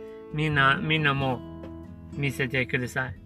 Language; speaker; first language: Japanese; non-native, learner; English